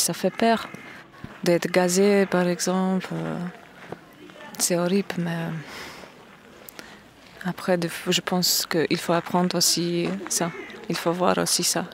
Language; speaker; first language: French; non-native, fluent; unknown